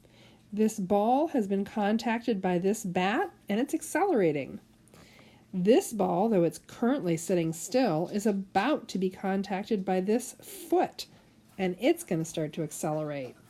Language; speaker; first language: English; native; English